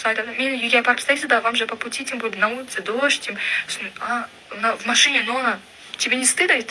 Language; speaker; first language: Russian; non-native, local second language; Kazakh